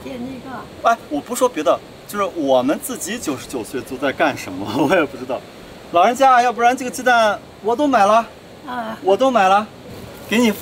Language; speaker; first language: Chinese; native; Chinese